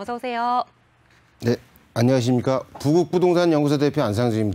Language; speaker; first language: Korean; native; Korean